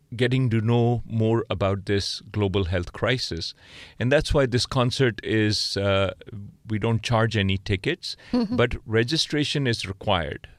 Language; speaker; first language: English; non-native, local second language; Punjabi